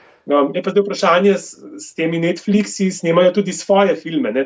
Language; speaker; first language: Slovenian; native; Slovenian